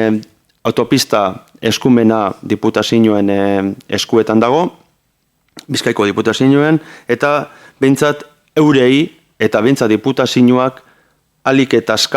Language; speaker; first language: Basque; native; Basque